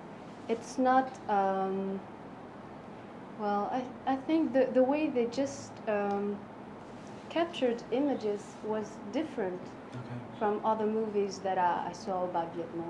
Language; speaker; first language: English; non-native, fluent; French